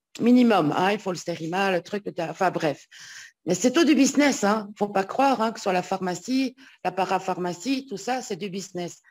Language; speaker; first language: French; native; French